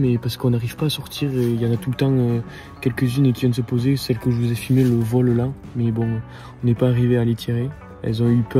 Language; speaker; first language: French; native; French